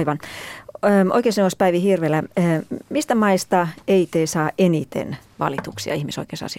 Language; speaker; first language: Finnish; native; Finnish